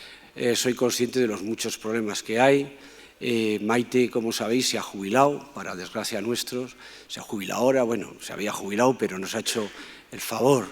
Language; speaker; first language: Spanish; native; Spanish